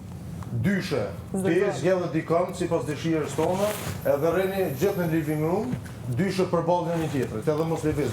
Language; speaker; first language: Albanian; native; Albanian